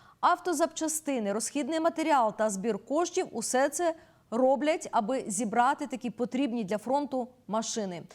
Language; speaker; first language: Ukrainian; native; Ukrainian